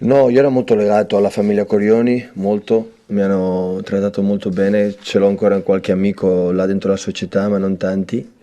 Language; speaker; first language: Italian; non-native, fluent; Catalan